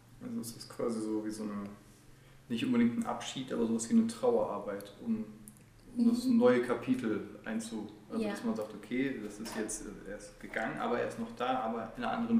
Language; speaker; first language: German; native; German